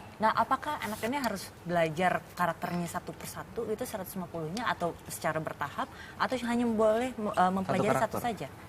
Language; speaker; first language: Indonesian; native; Indonesian